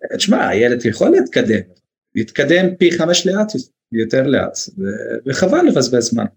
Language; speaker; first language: Hebrew; non-native, local second language; Arabic